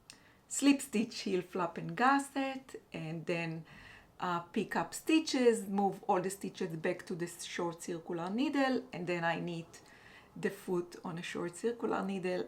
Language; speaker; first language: English; non-native, fluent; Hebrew